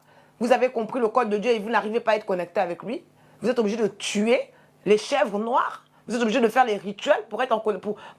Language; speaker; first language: French; native; French